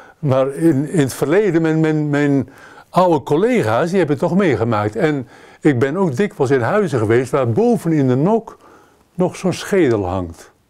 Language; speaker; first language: Dutch; native; Dutch